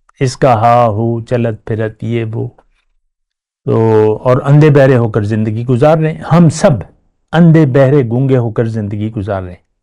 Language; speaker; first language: Urdu; non-native, local second language; Pashto